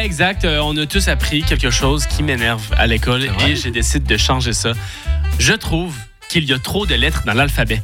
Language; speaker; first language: French; native; French